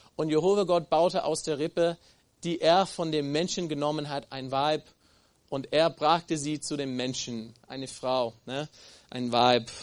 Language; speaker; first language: German; non-native, fluent; English